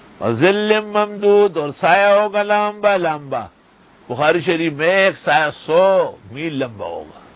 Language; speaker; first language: Urdu; non-native, local second language; Pashto